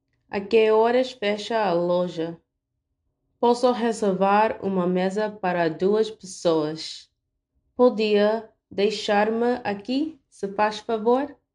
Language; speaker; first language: Portuguese; non-native, learner; English